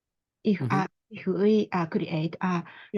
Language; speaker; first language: English; non-native, learner; Japanese